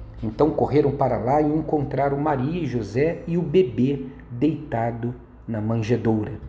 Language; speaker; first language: Portuguese; native; Portuguese